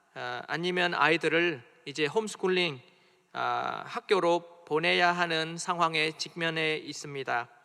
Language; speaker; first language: Korean; non-native, fluent; Vietnamese